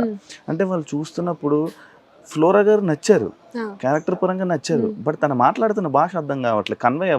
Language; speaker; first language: Telugu; native; Telugu